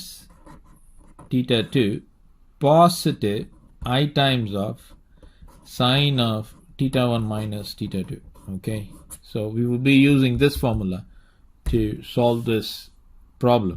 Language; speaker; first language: English; non-native, local second language; Tamil